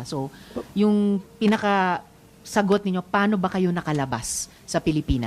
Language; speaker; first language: Filipino; native; Filipino